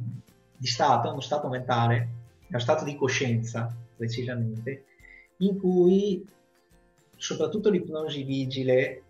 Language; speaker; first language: Italian; native; Italian